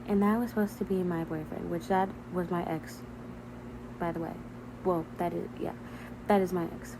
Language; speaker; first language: English; native; English